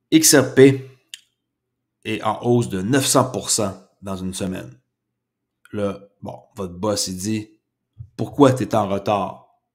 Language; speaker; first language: French; native; French